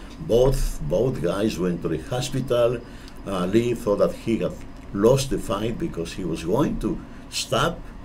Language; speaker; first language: English; non-native, fluent; Spanish